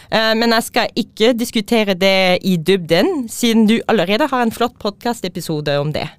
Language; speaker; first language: Norwegian; non-native, fluent; English